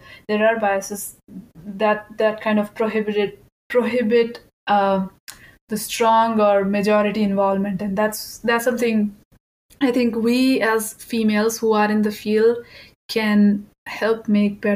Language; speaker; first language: English; non-native, local second language; Hindi